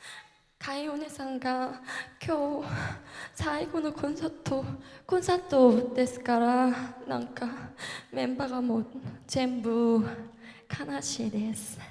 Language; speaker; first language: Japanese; non-native, learner; Korean